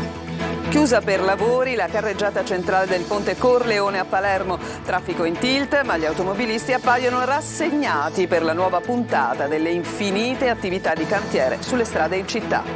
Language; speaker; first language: Italian; native; Italian